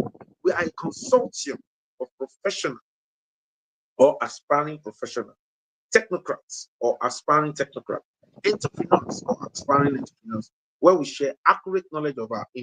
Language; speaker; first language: English; non-native, local second language; Yoruba